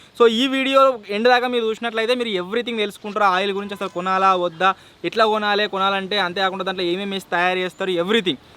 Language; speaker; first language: Telugu; native; Telugu